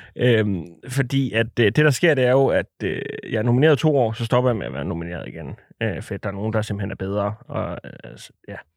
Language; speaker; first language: Danish; native; Danish